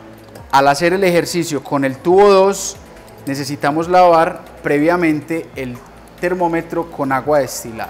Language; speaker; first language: Spanish; native; Spanish